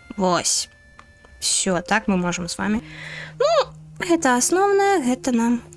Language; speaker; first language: Belarusian; non-native, local second language; Russian